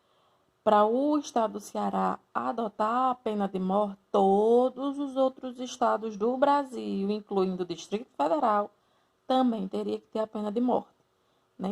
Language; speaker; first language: Portuguese; native; Portuguese